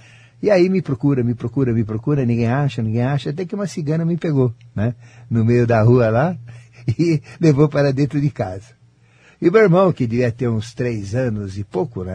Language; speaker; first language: Portuguese; native; Portuguese